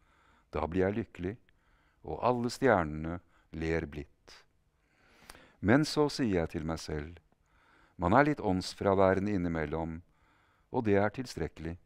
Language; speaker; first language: Norwegian; native; Norwegian